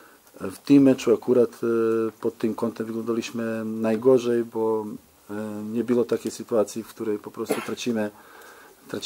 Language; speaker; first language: Polish; non-native, fluent; Serbian